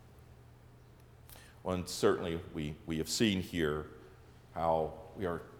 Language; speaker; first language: English; native; English